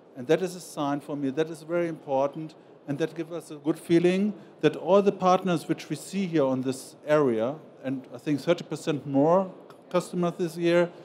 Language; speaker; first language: English; non-native, fluent; German